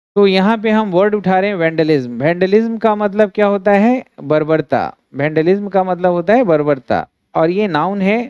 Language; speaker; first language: Hindi; native; Hindi